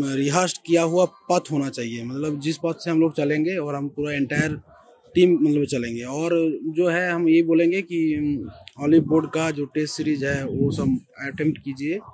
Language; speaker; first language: Hindi; non-native, local second language; Bangla